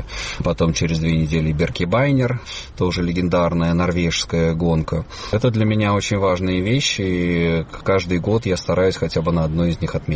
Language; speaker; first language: Russian; native; Russian